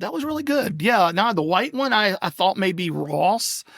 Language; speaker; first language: English; native; English